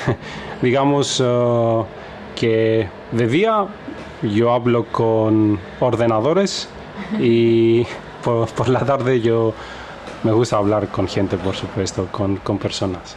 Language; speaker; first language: Spanish; non-native, fluent; Greek